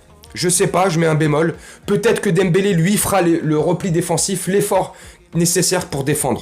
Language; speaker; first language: French; native; French